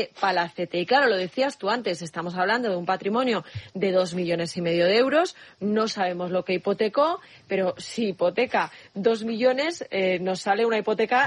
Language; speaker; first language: Spanish; native; Spanish